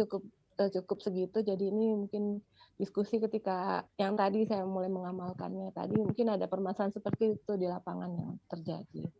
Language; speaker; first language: Indonesian; native; Indonesian